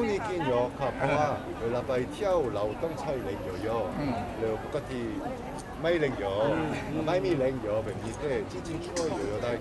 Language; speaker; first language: Thai; non-native, learner; Korean